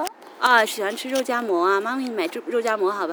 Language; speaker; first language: Chinese; native; Chinese